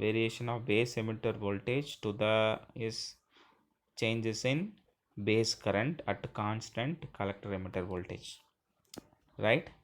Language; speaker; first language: English; non-native, local second language; Tamil